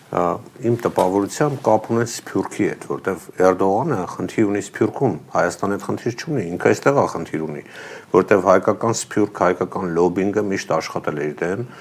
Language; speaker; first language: Armenian; native; Armenian